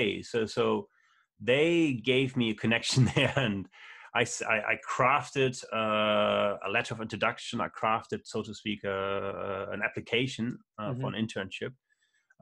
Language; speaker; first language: English; non-native, fluent; German